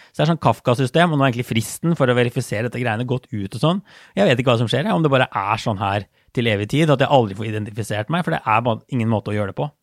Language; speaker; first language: Norwegian; native; Norwegian